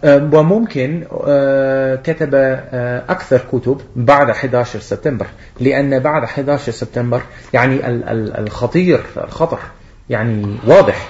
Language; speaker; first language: Arabic; non-native, fluent; Dutch